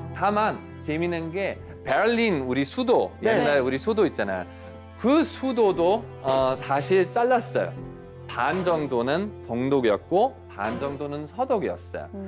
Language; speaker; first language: Korean; non-native, fluent; German